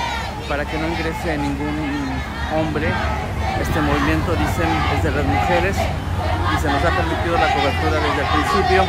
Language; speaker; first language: Spanish; native; Spanish